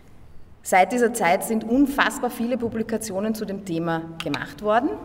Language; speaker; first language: German; native; German